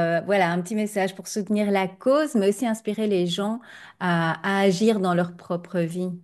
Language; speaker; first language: French; native; French